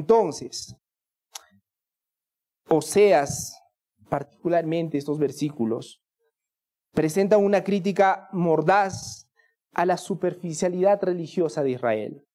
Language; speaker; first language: Spanish; native; Spanish